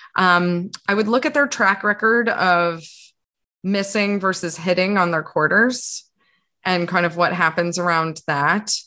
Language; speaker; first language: English; native; English